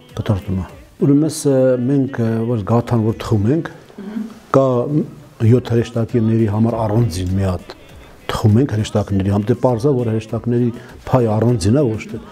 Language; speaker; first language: Armenian; non-native, local second language; Kurdish